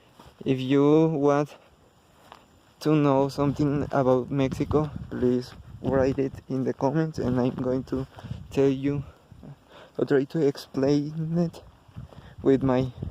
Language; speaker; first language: English; non-native, learner; Spanish